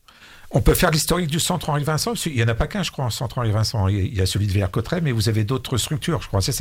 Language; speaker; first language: French; native; French